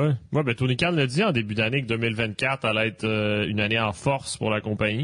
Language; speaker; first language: French; native; French